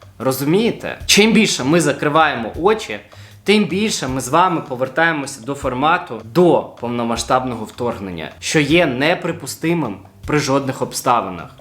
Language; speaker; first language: Ukrainian; non-native, local second language; Russian